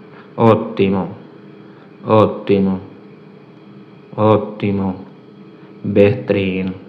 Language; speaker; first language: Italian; non-native, learner; Urdu